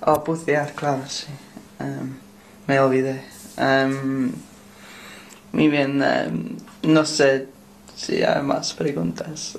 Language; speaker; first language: Spanish; non-native, learner; English